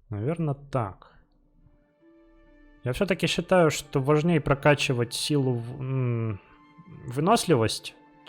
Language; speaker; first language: Russian; native; Russian